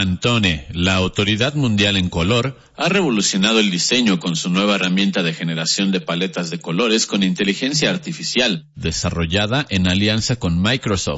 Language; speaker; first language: Spanish; native; Spanish